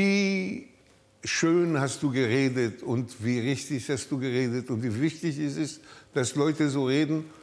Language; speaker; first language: German; early bilingual, heritage; German